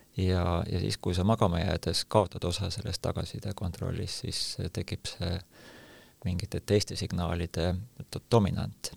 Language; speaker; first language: Estonian; native; Estonian